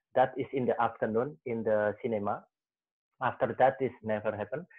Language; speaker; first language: English; non-native, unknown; Javanese